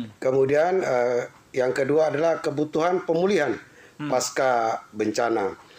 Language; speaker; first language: Indonesian; non-native, local second language; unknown